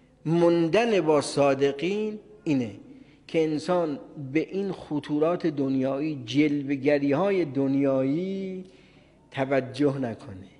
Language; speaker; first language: Persian; native; Persian